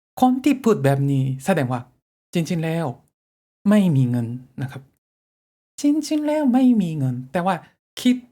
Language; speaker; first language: Thai; non-native, fluent; Japanese